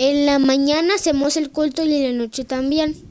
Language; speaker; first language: Spanish; early bilingual, heritage; Spanish